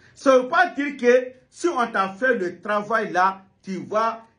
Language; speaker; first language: French; non-native, local second language; Bambara